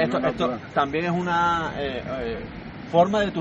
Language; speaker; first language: Spanish; native; Spanish